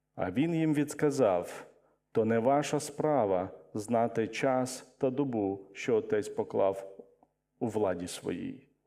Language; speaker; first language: Ukrainian; non-native, local second language; Russian